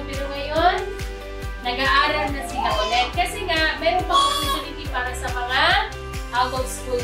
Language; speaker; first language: Filipino; non-native, local second language; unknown